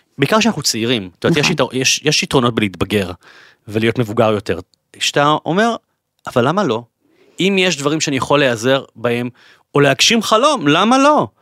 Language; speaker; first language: Hebrew; native; Hebrew